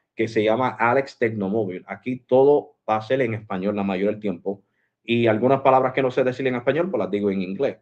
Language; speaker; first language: Spanish; early bilingual, heritage; Spanish